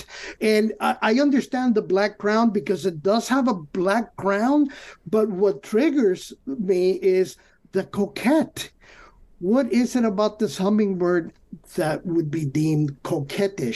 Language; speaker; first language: English; early bilingual, other home language; Spanish